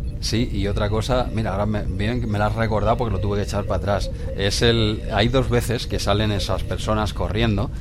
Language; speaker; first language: Spanish; native; Spanish